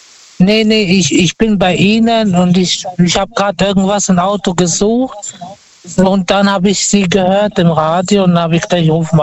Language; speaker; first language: German; non-native, fluent; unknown